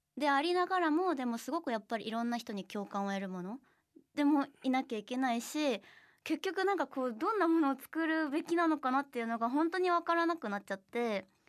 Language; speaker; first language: Japanese; non-native, fluent; Korean